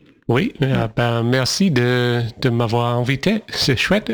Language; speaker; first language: French; non-native, fluent; English